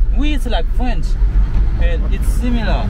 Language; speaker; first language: English; non-native, learner; Haitian Creole